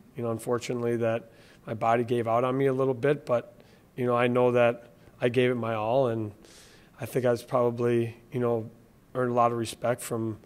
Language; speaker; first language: English; native; English